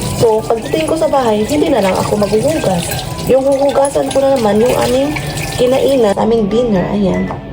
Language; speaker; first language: Filipino; non-native, local second language; Cebuano